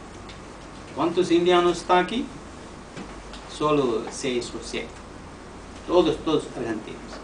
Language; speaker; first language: Spanish; non-native, learner; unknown